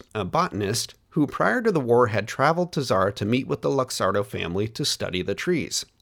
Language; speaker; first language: English; native; English